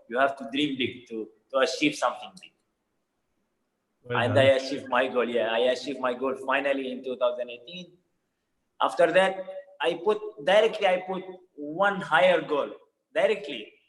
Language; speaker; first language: English; non-native, fluent; Arabic